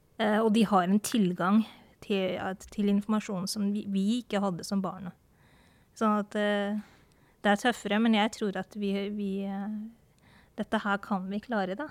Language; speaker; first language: Norwegian; early bilingual, other home language; Urdu